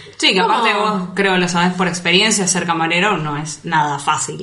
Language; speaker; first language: Spanish; native; Spanish